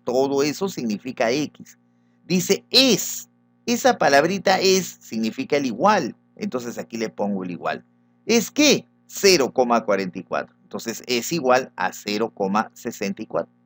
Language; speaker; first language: Spanish; native; Spanish